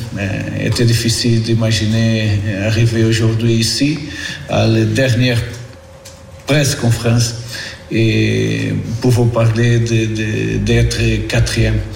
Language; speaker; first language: French; non-native, fluent; Portuguese